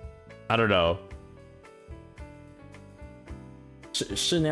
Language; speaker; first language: Chinese; non-native, learner; English